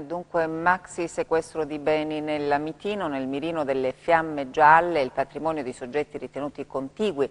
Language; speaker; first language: Italian; native; Italian